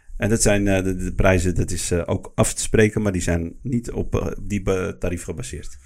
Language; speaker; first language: Dutch; early bilingual, other home language; Arabic